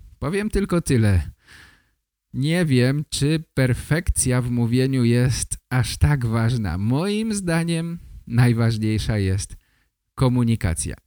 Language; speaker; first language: Polish; native; Polish